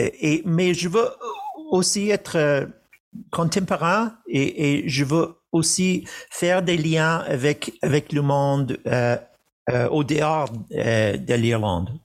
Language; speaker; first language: French; non-native, fluent; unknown